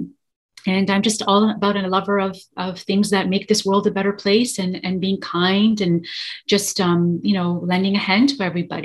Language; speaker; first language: English; native; English